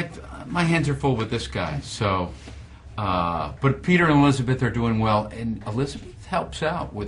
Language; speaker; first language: English; native; English